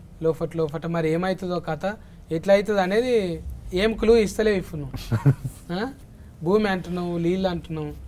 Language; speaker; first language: Telugu; native; Telugu